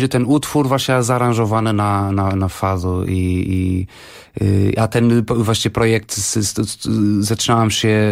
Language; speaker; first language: Polish; non-native, fluent; Portuguese